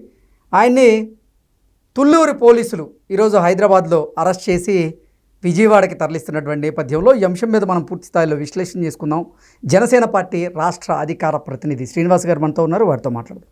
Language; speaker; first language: Telugu; native; Telugu